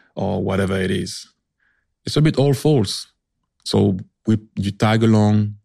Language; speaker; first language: English; early bilingual, other home language; French